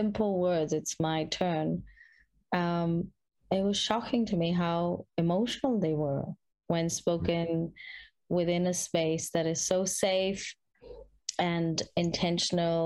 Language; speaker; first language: English; non-native, local second language; Hindi